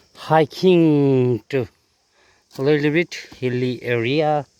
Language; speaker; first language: English; non-native, learner; Nepali